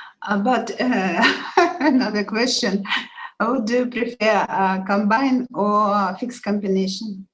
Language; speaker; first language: English; non-native, learner; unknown